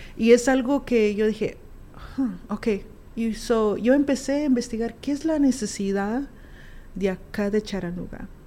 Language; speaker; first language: Spanish; early bilingual, heritage; Spanish